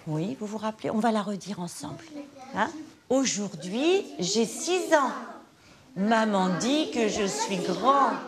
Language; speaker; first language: French; native; French